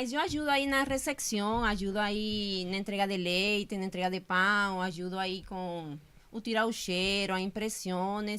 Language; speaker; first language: Portuguese; non-native, fluent; Spanish